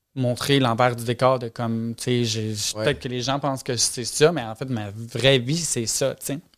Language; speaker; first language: French; native; French